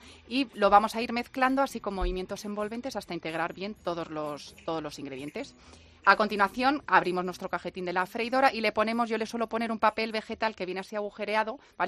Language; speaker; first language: Spanish; native; Spanish